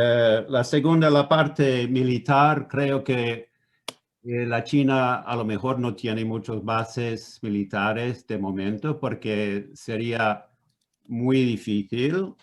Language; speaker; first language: Spanish; non-native, fluent; Italian